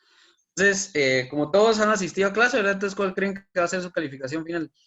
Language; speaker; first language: Spanish; native; Spanish